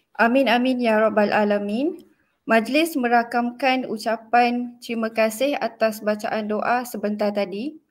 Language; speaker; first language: Malay; native; Malay